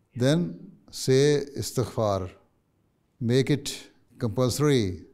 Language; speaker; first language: English; non-native, local second language; Urdu